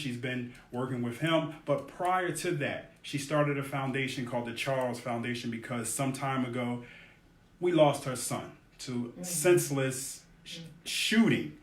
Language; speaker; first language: English; native; English